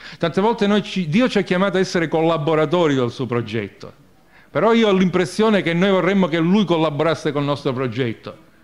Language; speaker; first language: Italian; native; Italian